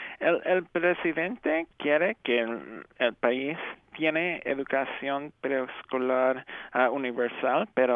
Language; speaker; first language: Spanish; non-native, fluent; English